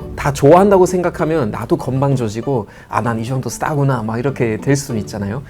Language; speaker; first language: Korean; non-native, fluent; German